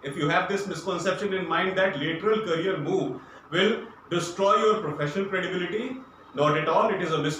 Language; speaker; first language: English; non-native, local second language; Hindi